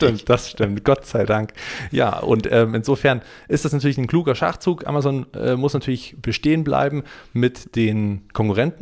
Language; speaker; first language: German; native; German